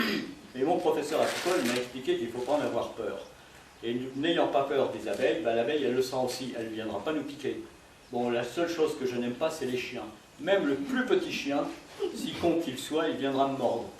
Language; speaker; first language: French; native; French